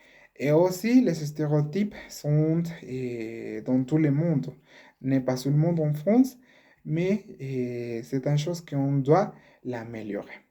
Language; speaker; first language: French; non-native, learner; Spanish